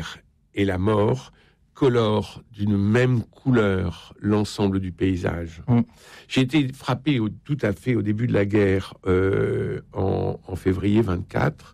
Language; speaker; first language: French; native; French